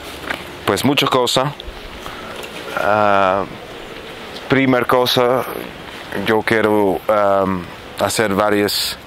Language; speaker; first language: Spanish; non-native, fluent; Arabic